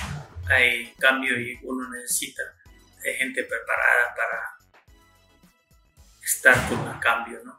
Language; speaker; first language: Spanish; non-native, fluent; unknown